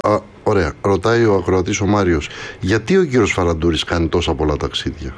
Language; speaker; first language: Greek; native; Greek